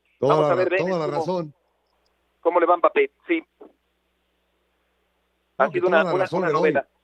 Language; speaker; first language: Spanish; native; Spanish